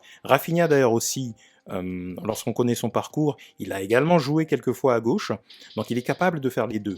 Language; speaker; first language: French; native; French